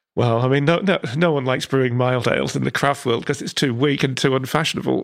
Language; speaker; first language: English; native; English